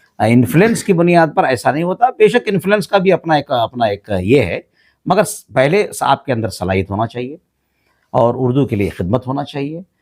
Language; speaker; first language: Urdu; native; Urdu